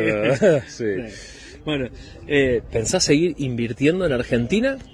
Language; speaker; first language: Spanish; native; Spanish